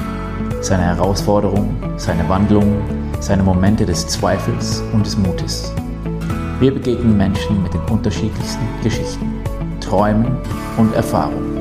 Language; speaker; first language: German; native; German